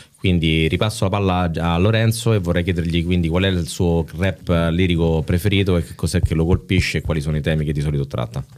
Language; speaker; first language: Italian; native; Italian